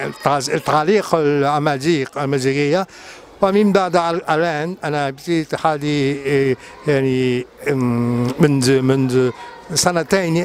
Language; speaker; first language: Arabic; non-native, learner; Japanese